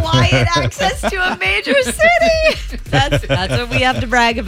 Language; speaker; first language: English; native; English